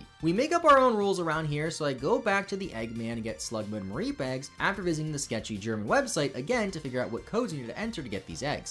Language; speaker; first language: English; native; English